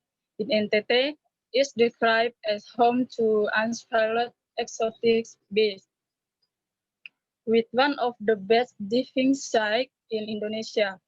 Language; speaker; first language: English; non-native, learner; Indonesian